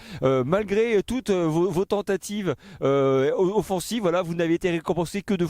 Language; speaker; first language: French; native; French